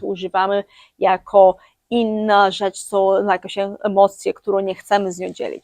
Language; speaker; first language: Polish; early bilingual, heritage; English